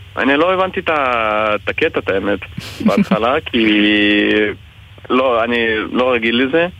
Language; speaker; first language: Hebrew; non-native, fluent; Russian